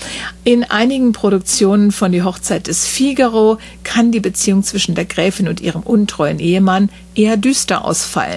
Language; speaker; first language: German; native; German